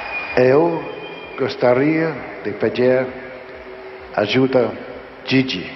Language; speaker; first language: Portuguese; non-native, learner; English